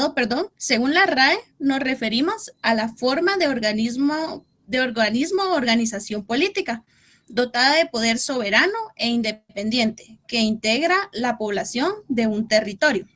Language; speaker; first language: Spanish; native; Spanish